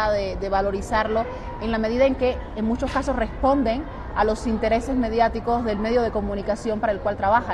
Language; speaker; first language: Spanish; native; Spanish